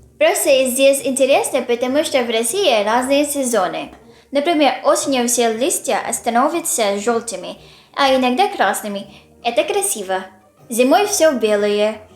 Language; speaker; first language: Russian; non-native, fluent; Filipino